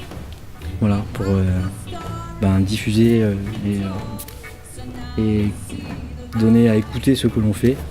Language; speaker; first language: French; native; French